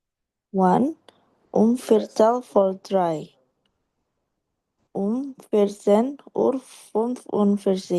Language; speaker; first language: German; non-native, learner; Indonesian